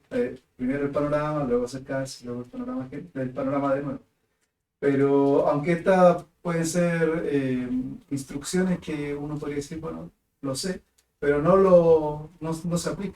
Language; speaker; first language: Spanish; native; Spanish